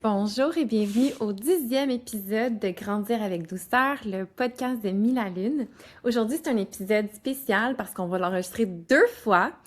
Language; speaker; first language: French; native; French